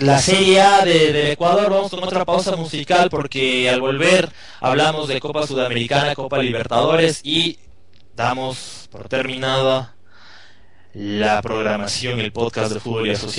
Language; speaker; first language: Spanish; native; Spanish